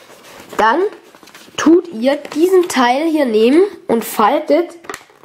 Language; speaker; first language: German; native; German